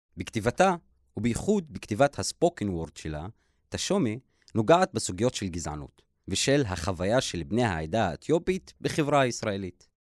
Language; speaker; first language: Hebrew; non-native, local second language; Arabic